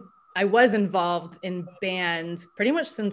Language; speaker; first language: English; native; English